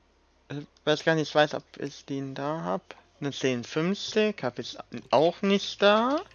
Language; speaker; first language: German; native; German